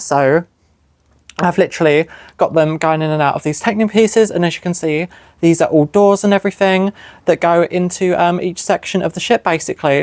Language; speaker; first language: English; native; English